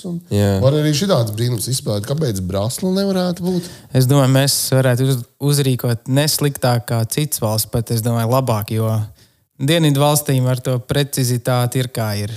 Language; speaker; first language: Latvian; native; Latvian